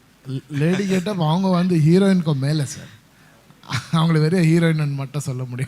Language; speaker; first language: Tamil; non-native, local second language; Kannada